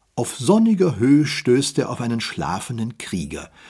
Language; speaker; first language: German; native; German